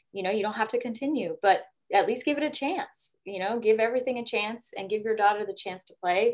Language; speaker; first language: English; native; English